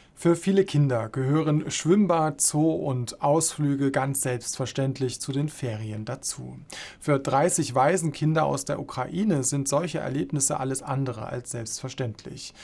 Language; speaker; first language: German; native; German